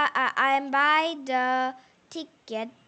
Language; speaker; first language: English; non-native, learner; Korean